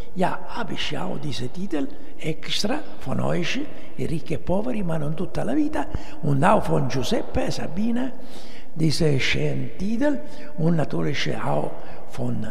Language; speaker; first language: German; non-native, fluent; Italian